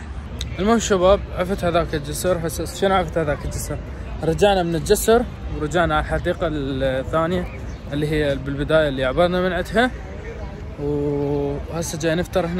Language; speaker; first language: Arabic; native; Arabic